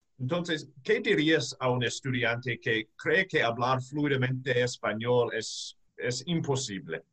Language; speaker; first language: Spanish; non-native, learner; English